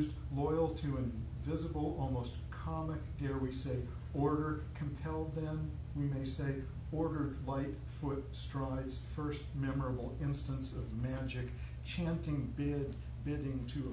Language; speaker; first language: English; native; English